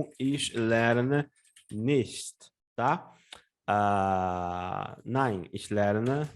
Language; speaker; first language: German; non-native, fluent; Portuguese